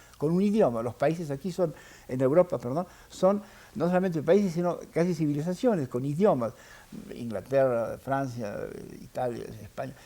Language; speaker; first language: Spanish; early bilingual, heritage; French